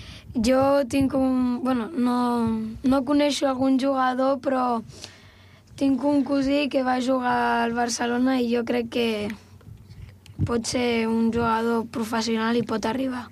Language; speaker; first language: Catalan; native; Catalan